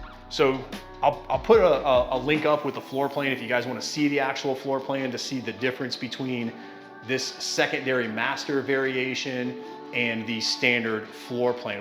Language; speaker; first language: English; native; English